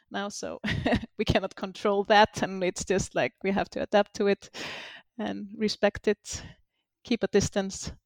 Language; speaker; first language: English; non-native, fluent; Icelandic